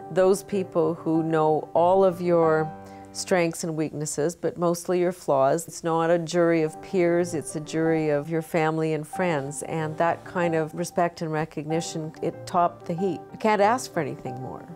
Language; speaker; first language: English; native; English